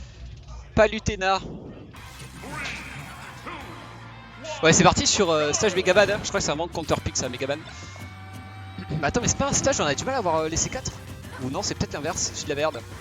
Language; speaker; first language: French; native; French